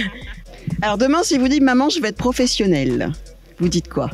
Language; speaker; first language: French; native; French